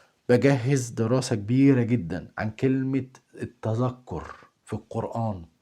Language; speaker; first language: Arabic; native; Arabic